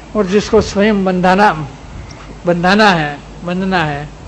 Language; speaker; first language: Hindi; non-native, local second language; Gujarati